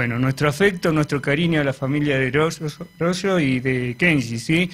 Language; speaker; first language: Spanish; native; Spanish